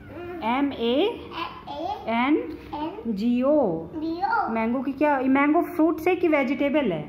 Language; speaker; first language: Hindi; native; Hindi